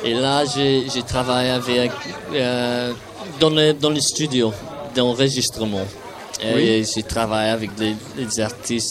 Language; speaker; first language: French; non-native, fluent; English